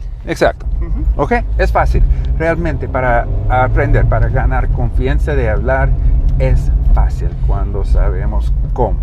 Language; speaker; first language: Spanish; non-native, learner; English